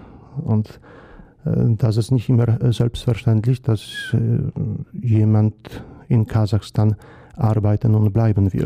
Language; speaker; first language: German; non-native, fluent; Polish